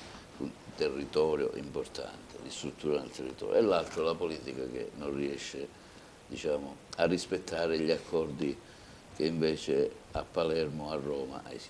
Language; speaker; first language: Italian; native; Italian